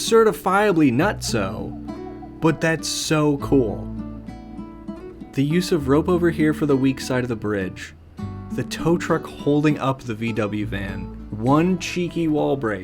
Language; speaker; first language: English; native; English